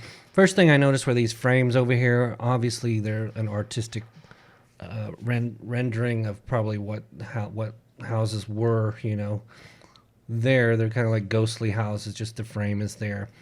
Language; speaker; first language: English; native; English